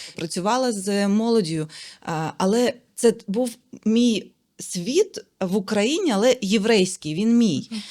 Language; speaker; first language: Ukrainian; non-native, local second language; Russian